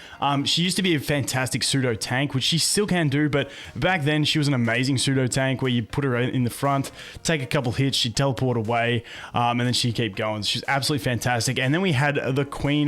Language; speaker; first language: English; native; English